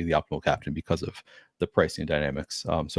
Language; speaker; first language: English; native; English